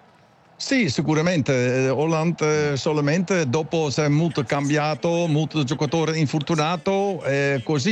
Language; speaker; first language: Italian; non-native, learner; Dutch